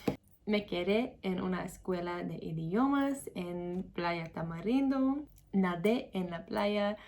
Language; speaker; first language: Spanish; non-native, learner; English